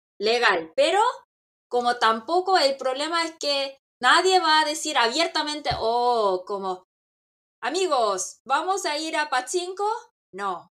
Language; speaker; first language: Spanish; non-native, fluent; Korean